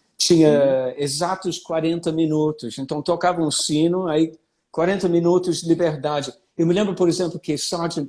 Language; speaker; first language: Portuguese; non-native, fluent; English